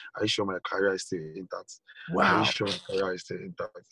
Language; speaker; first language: English; non-native, local second language; Yoruba